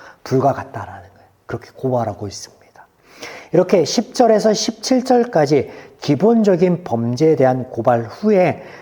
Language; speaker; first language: Korean; native; Korean